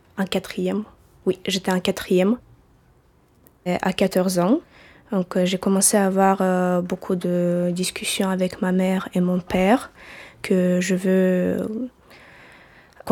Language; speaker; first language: French; non-native, fluent; Ukrainian